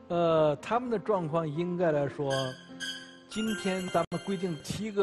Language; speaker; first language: Chinese; native; Chinese